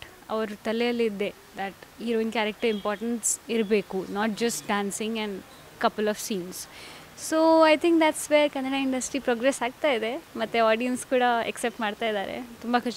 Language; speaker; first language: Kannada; non-native, fluent; Hindi